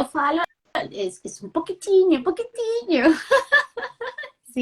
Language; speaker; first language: Portuguese; non-native, learner; Spanish